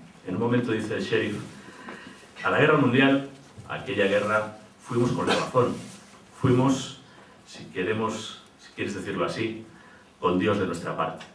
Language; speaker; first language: Spanish; native; Spanish